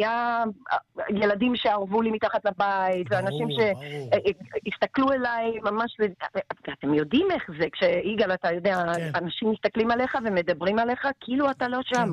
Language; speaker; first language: Hebrew; non-native, fluent; English